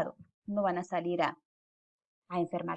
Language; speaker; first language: Spanish; native; Spanish